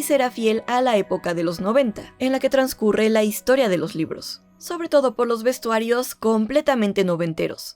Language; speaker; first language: Spanish; native; Spanish